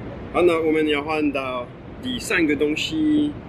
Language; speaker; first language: Chinese; non-native, fluent; French